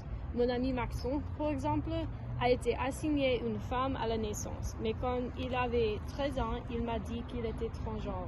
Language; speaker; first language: French; non-native, learner; English